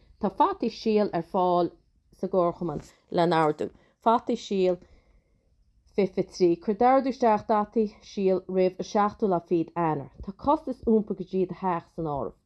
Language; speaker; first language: Irish; native; Irish